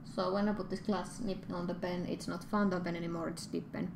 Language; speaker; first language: English; non-native, fluent; Finnish